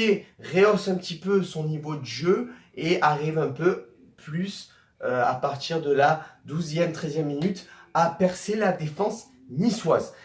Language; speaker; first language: French; native; French